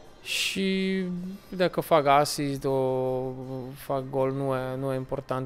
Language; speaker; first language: Romanian; non-native, learner; Slovak